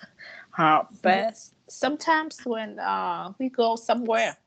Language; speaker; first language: English; non-native, learner; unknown